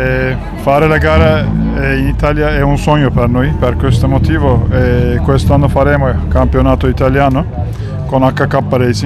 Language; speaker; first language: Italian; non-native, learner; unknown